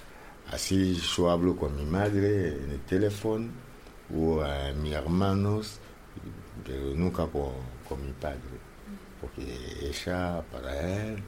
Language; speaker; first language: Spanish; non-native, learner; Lingala